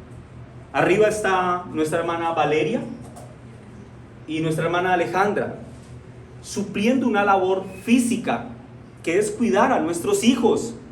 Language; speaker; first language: Spanish; native; Spanish